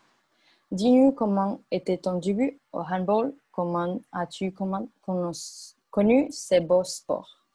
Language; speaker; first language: French; non-native, learner; Spanish